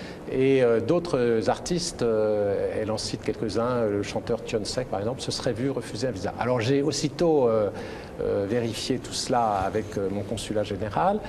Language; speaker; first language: French; native; French